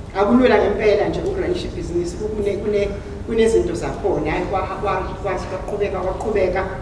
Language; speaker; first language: Zulu; native; Zulu